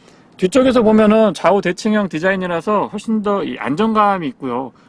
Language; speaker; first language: Korean; native; Korean